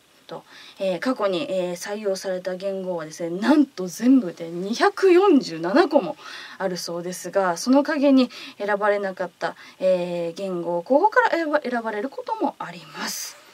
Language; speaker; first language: Japanese; native; Japanese